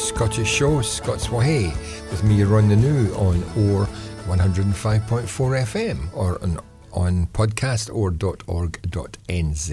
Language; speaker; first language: English; native; English